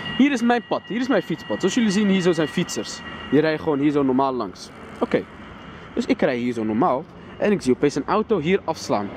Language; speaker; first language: Dutch; early bilingual, other home language; Riffian